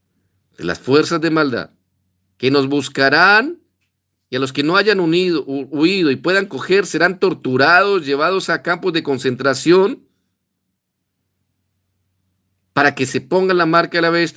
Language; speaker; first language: Spanish; native; Spanish